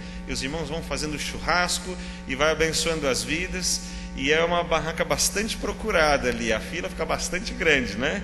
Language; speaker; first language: Portuguese; native; Portuguese